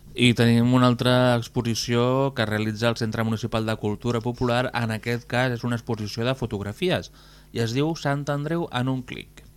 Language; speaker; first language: Catalan; native; Catalan